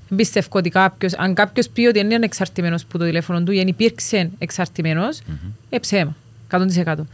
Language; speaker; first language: Greek; native; Greek